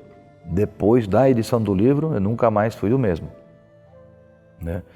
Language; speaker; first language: Portuguese; native; Portuguese